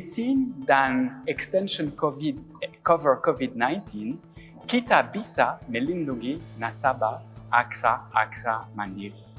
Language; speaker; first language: Indonesian; non-native, learner; French